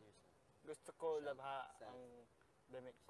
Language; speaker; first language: Filipino; non-native, learner; English